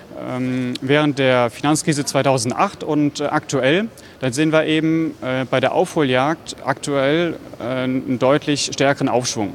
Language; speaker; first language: German; native; German